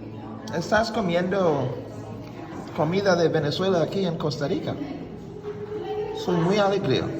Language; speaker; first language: Spanish; non-native, learner; English